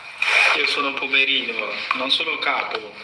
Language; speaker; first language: Italian; non-native, learner; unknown